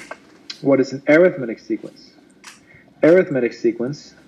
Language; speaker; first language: English; native; English